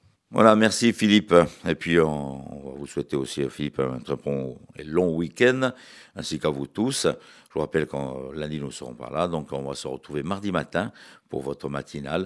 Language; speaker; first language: French; native; French